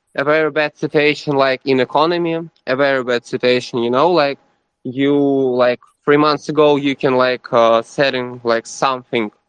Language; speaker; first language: English; non-native, learner; Russian